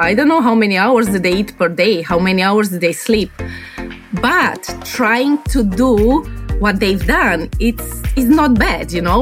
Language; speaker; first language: English; non-native, fluent; Romanian